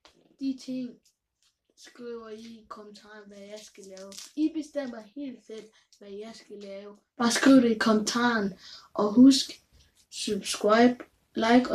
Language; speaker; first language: Danish; early bilingual, other home language; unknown